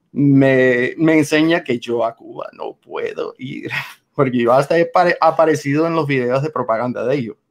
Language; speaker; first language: Spanish; non-native, fluent; English